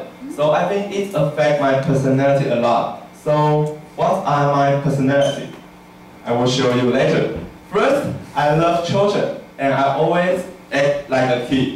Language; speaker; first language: English; non-native, learner; Chinese